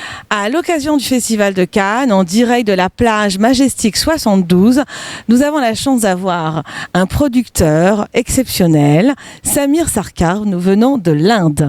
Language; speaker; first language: French; native; French